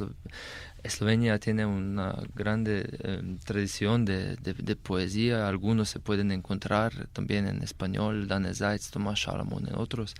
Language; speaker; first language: Spanish; non-native, fluent; Slovenian